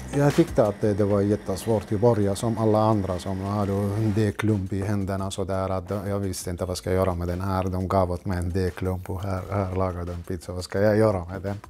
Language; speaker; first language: Swedish; non-native, fluent; Arabic